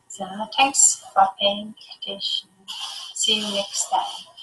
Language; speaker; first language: English; non-native, fluent; Mongolian